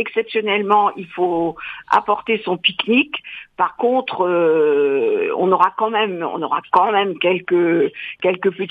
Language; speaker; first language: French; native; French